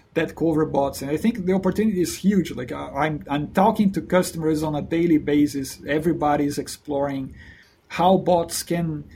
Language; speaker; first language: English; non-native, fluent; Portuguese